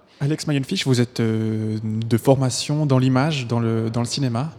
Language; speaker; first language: French; native; French